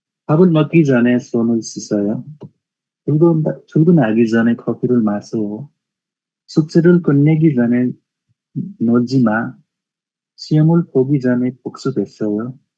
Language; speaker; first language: Korean; non-native, learner; Nepali